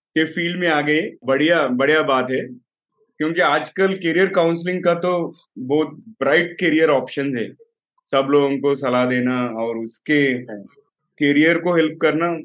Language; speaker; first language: Hindi; native; Hindi